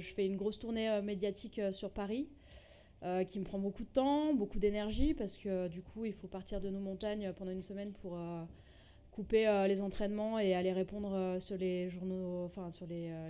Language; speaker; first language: French; native; French